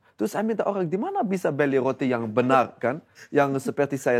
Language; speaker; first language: Indonesian; non-native, fluent; Dutch